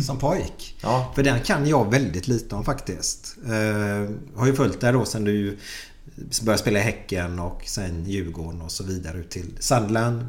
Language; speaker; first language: Swedish; native; Swedish